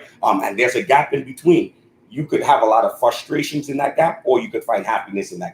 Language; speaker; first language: English; native; English